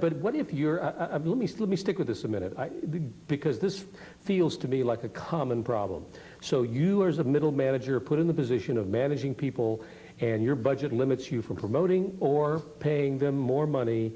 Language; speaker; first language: English; native; English